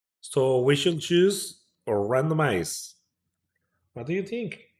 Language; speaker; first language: English; non-native, fluent; Spanish